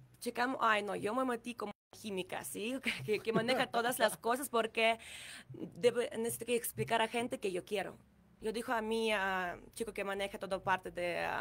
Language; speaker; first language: Spanish; non-native, learner; Ukrainian